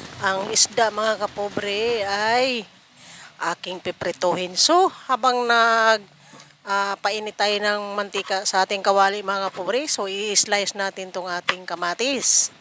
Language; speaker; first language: Filipino; non-native, local second language; Cebuano